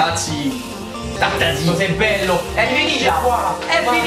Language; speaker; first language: Italian; native; Italian